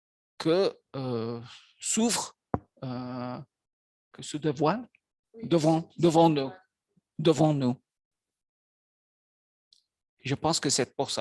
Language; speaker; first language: French; non-native, learner; Maltese